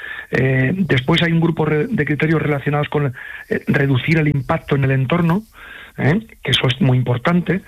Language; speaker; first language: Spanish; native; Spanish